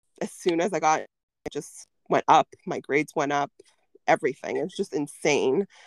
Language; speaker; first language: English; early bilingual, other home language; Spanish